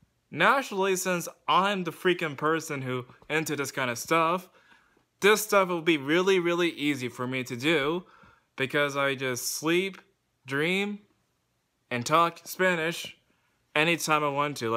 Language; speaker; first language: English; native; English